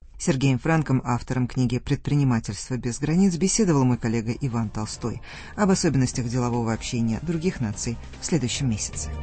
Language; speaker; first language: Russian; native; Russian